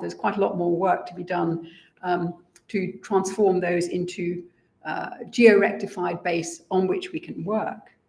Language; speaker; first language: English; native; English